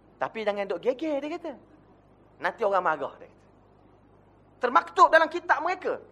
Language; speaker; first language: Malay; native; Malay